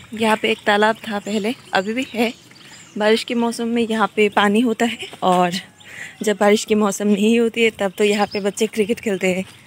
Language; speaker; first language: Hindi; non-native, local second language; Bangla